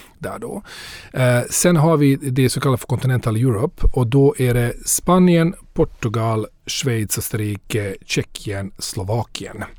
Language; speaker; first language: Swedish; non-native, fluent; Bosnian